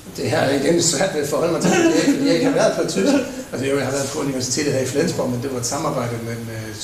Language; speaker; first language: Danish; native; Danish